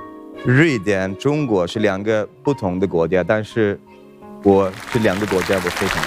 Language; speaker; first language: Chinese; non-native, fluent; Swedish